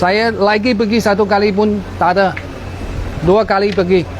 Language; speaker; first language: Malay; non-native, local second language; Cantonese